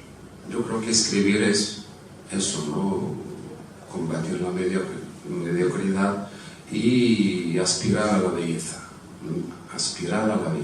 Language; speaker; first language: Spanish; non-native, fluent; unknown